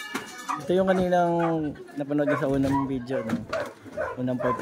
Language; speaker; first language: Filipino; native; Filipino